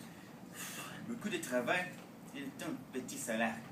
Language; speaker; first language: French; non-native, learner; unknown